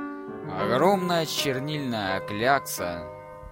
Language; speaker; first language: Russian; native; Russian